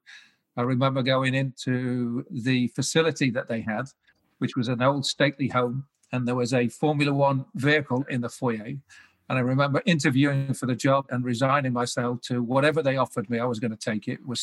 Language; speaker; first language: English; native; English